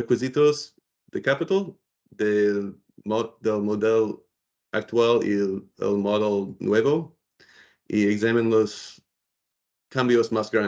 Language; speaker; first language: Spanish; non-native, learner; English